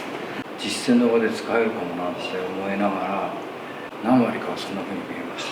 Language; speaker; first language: Japanese; native; Japanese